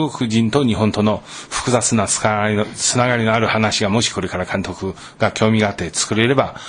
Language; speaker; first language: Japanese; non-native, fluent; Chinese